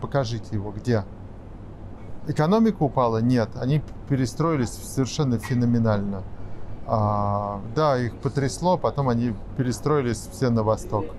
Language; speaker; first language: Russian; native; Russian